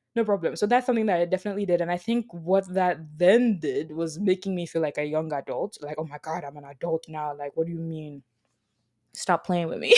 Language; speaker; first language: English; non-native, local second language; Yoruba